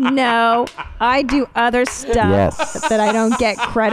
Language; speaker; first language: English; native; English